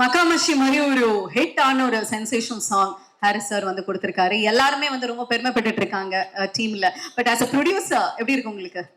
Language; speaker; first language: Tamil; native; Tamil